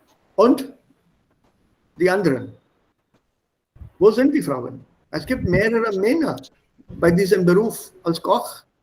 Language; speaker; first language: German; non-native, fluent; Hindi